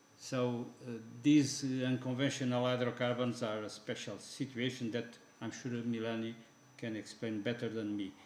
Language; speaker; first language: English; non-native, fluent; Portuguese